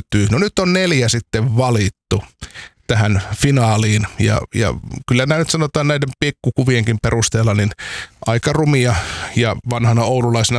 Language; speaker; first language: Finnish; native; Finnish